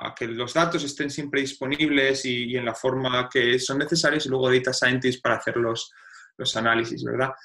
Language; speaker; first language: Spanish; native; Spanish